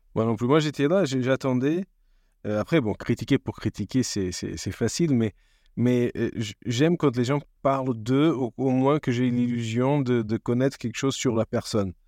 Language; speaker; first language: French; non-native, fluent; Portuguese